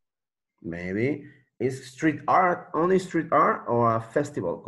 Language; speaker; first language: English; non-native, learner; Spanish